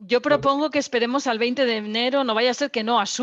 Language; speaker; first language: Spanish; native; Spanish